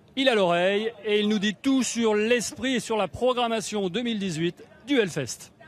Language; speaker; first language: French; native; French